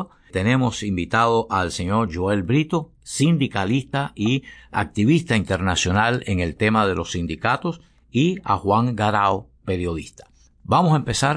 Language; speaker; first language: Spanish; native; Spanish